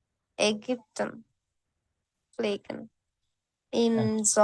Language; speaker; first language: German; non-native, learner; Bangla